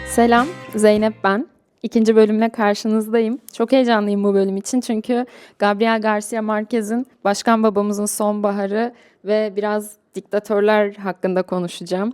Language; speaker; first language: Turkish; native; Turkish